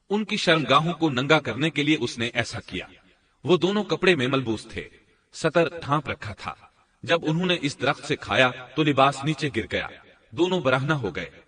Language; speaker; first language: Urdu; native; Urdu